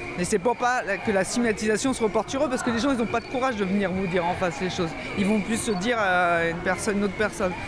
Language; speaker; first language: French; native; French